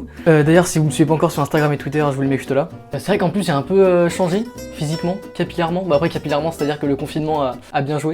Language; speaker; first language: French; native; French